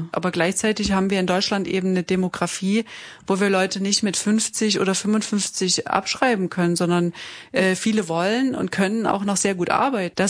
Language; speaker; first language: German; native; German